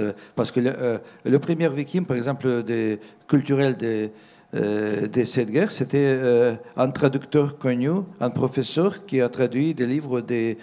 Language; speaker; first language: French; non-native, fluent; Russian